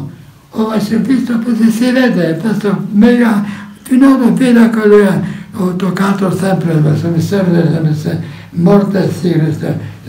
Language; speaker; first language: Italian; non-native, learner; Polish